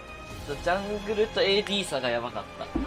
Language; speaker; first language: Japanese; native; Japanese